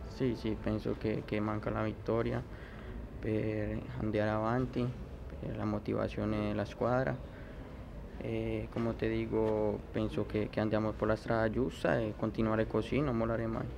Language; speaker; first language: Italian; non-native, learner; Spanish